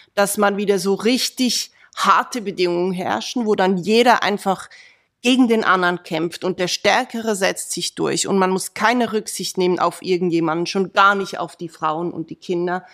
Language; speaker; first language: German; native; German